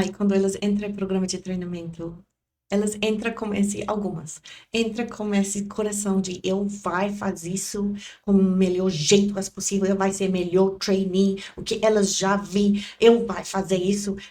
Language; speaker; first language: Portuguese; non-native, learner; English